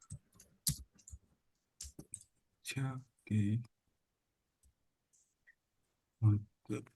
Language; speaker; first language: Chinese; non-native, learner; Indonesian